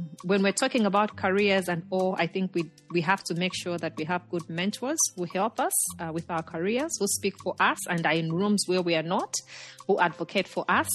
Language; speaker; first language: English; non-native, local second language; Nyanja